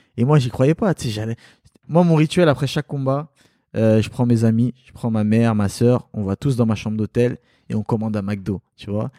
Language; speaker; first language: French; early bilingual, other home language; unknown